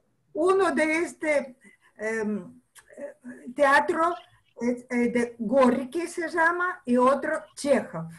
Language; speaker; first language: Spanish; non-native, fluent; Russian